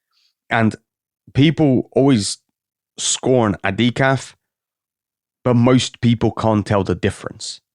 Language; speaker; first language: English; native; English